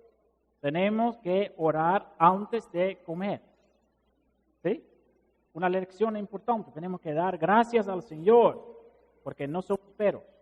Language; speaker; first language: Spanish; non-native, fluent; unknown